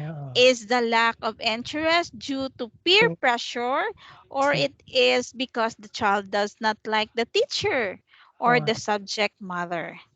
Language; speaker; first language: English; non-native, fluent; Vietnamese